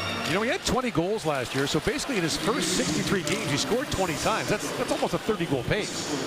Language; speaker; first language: English; native; English